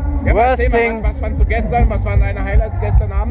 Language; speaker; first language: German; native; German